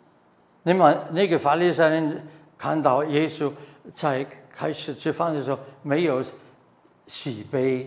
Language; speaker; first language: Chinese; non-native, fluent; German